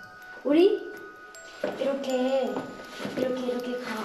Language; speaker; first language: Korean; non-native, learner; Hmong